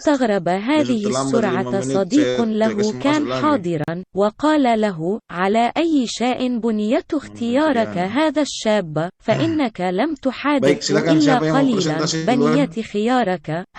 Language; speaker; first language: Arabic; non-native, learner; Indonesian